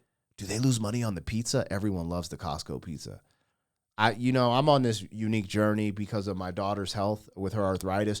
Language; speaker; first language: English; native; English